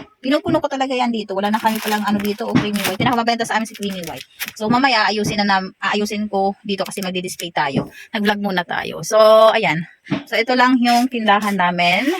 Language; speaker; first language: Filipino; non-native, local second language; Waray